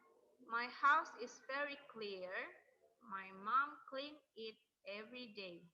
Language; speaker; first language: English; non-native, learner; Indonesian